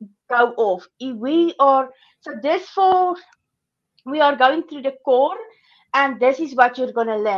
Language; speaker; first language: English; non-native, local second language; Afrikaans